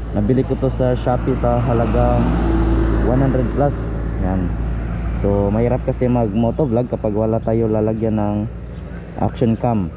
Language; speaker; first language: Filipino; non-native, local second language; Cebuano